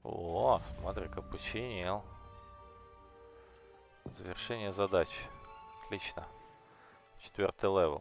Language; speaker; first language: Russian; native; Russian